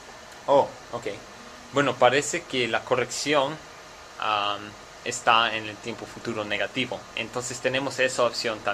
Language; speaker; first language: Spanish; non-native, fluent; English